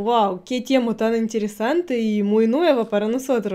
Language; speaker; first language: Spanish; non-native, fluent; Russian